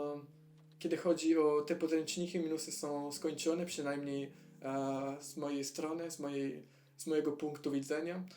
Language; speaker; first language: Polish; non-native, fluent; Italian